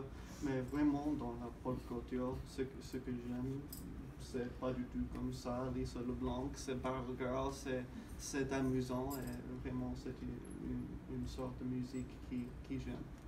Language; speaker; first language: French; non-native, learner; English